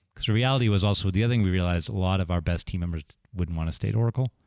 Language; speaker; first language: English; native; English